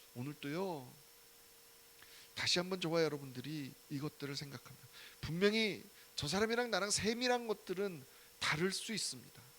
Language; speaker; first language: Korean; native; Korean